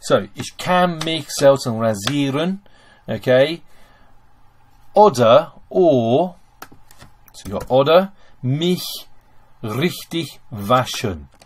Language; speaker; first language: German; non-native, fluent; English